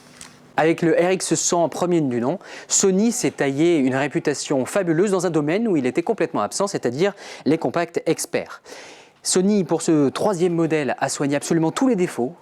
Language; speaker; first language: French; native; French